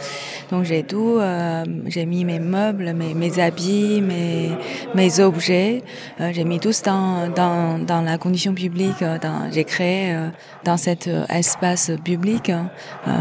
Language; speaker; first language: French; non-native, fluent; Chinese